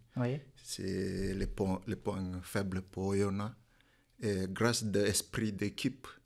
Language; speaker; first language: French; non-native, learner; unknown